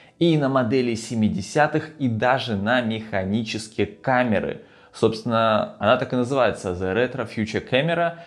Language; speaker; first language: Russian; native; Russian